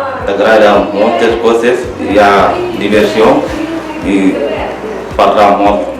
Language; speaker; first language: Catalan; non-native, local second language; Spanish